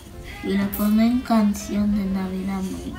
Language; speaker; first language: Spanish; early bilingual, heritage; Spanish